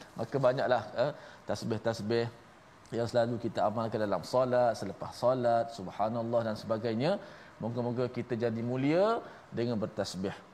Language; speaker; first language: Malay; native; Malay